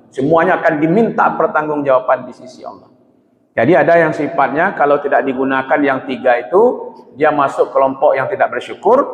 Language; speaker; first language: Malay; non-native, local second language; Minangkabau